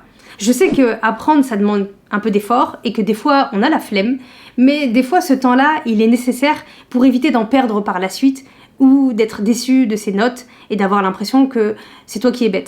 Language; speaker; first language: French; native; French